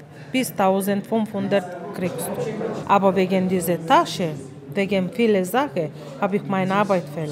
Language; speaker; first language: German; non-native, learner; Bulgarian